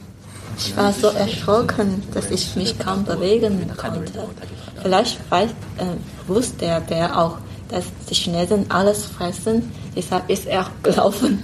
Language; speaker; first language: German; non-native, fluent; Chinese